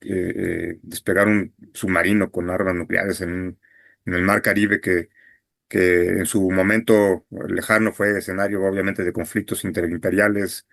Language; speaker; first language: Spanish; native; Spanish